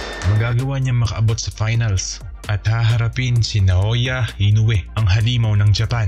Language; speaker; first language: Filipino; native; Filipino